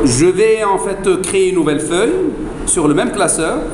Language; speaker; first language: French; non-native, local second language; Arabic